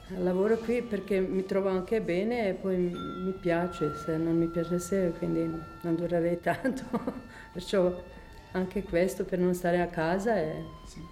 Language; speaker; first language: Italian; non-native, fluent; Croatian